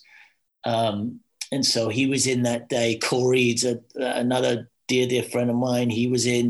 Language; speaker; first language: English; native; English